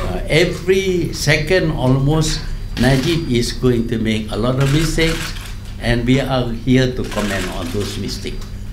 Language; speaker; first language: English; non-native, local second language; Malay